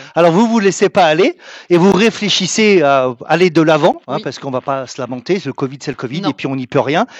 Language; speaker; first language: French; native; French